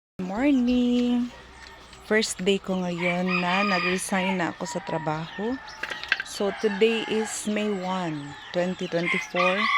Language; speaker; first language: Filipino; non-native, local second language; Cebuano